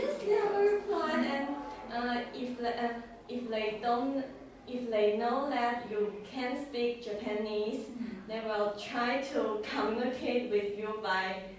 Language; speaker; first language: English; non-native, learner; Chinese